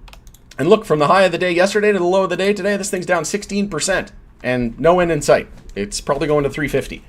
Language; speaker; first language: English; native; English